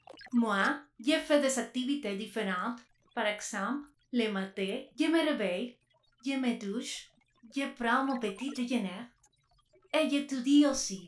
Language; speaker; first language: French; non-native, learner; Spanish